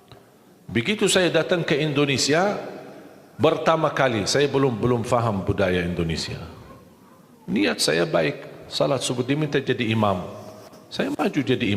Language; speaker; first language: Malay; non-native, fluent; Arabic